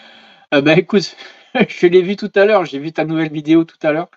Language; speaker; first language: French; native; French